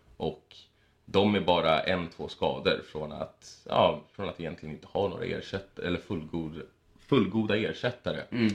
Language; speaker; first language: Swedish; early bilingual, other home language; Spanish